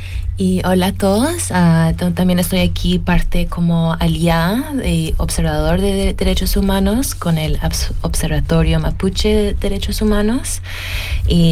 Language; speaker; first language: Spanish; early bilingual, heritage; Spanish